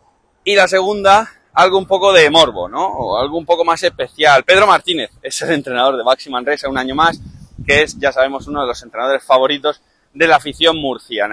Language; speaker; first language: Spanish; native; Spanish